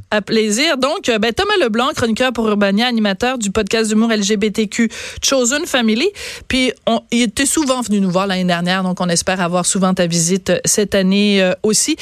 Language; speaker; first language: French; native; French